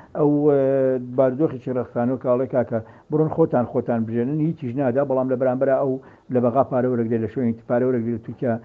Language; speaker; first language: Central Kurdish; native; Central Kurdish